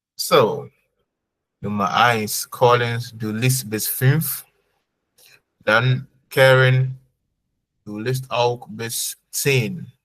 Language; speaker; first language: German; non-native, fluent; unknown